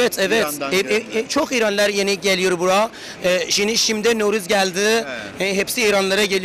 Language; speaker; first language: Turkish; non-native, learner; Persian